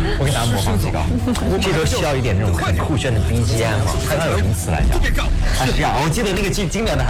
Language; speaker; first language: Chinese; native; Chinese